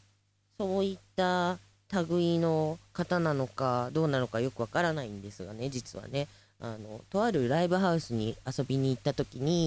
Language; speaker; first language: Japanese; native; Japanese